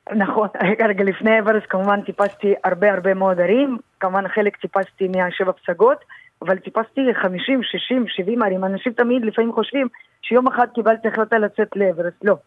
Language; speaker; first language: Hebrew; early bilingual, other home language; Russian